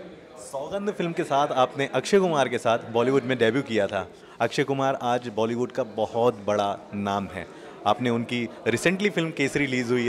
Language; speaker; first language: Hindi; native; Hindi